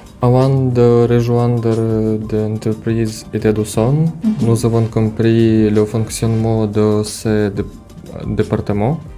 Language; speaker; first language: French; non-native, learner; Ukrainian